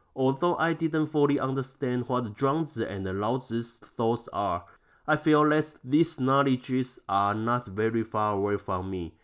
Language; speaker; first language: English; non-native, fluent; Chinese